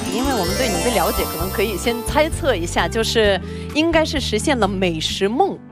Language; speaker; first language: Chinese; non-native, fluent; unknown